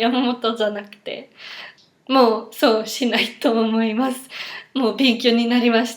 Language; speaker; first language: Japanese; non-native, fluent; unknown